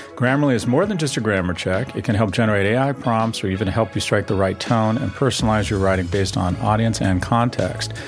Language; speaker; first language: English; native; English